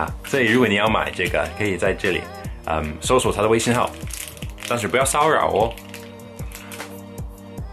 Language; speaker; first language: Chinese; non-native, fluent; English